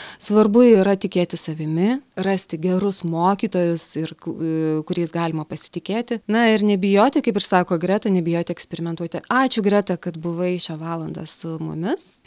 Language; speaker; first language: Lithuanian; native; Lithuanian